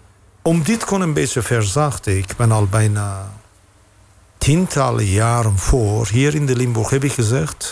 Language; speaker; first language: Dutch; non-native, fluent; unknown